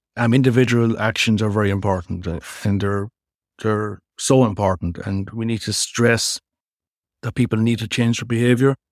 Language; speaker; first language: English; native; English